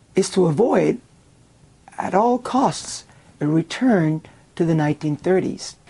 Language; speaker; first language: English; non-native, fluent; Spanish